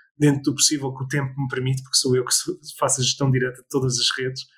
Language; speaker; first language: Portuguese; early bilingual, other home language; English